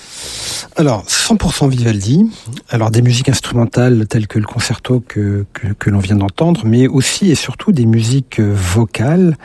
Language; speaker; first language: French; native; French